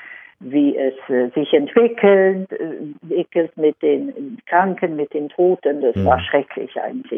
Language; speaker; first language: German; non-native, fluent; Swedish